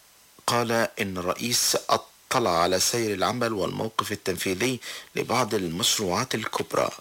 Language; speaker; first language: Arabic; native; Arabic